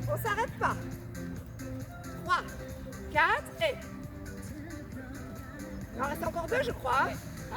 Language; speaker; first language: French; native; French